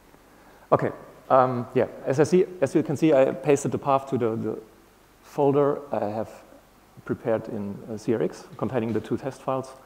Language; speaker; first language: English; non-native, fluent; German